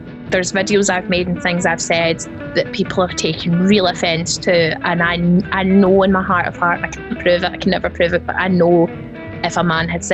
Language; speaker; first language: English; native; English